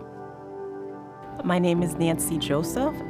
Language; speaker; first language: English; early bilingual, other home language; Haitian Creole